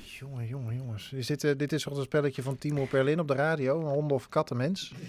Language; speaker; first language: Dutch; native; Dutch